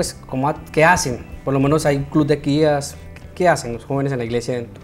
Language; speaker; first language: Spanish; native; Spanish